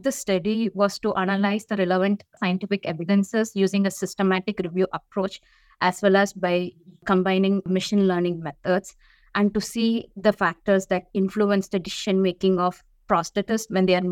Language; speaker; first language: English; non-native, local second language; Tamil